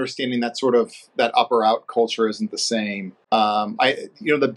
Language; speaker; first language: English; native; English